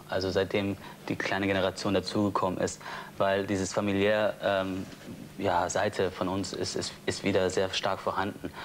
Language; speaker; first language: German; non-native, fluent; English